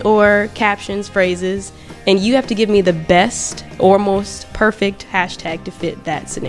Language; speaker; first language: English; native; English